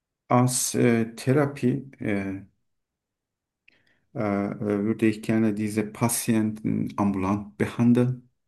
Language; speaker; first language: German; non-native, learner; Turkish